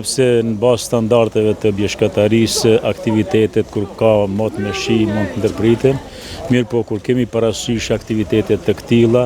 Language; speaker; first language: Albanian; native; Albanian